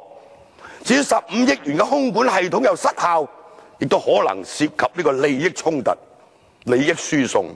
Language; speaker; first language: Chinese; non-native, local second language; Cantonese